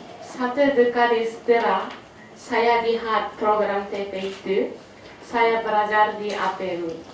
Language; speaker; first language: Indonesian; non-native, learner; Japanese